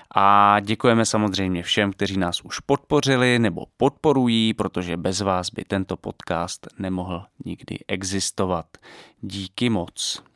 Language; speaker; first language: Czech; native; Czech